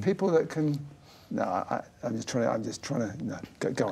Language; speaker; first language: English; native; English